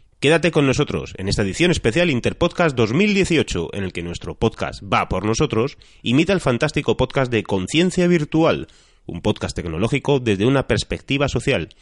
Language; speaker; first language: Spanish; native; Spanish